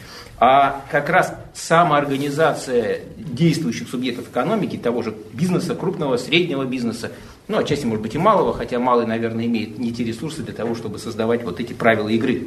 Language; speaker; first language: Russian; native; Russian